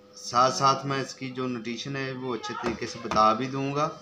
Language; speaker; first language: Urdu; non-native, local second language; Punjabi